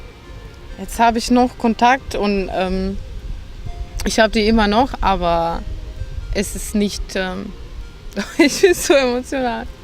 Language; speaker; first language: German; non-native, fluent; Macedonian